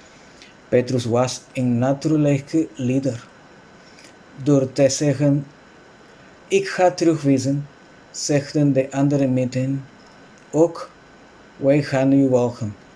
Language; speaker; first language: Dutch; non-native, fluent; Spanish